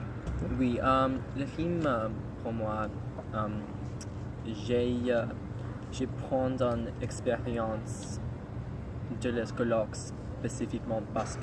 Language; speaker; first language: French; non-native, learner; English